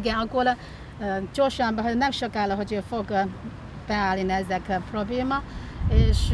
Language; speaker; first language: Hungarian; non-native, learner; Chinese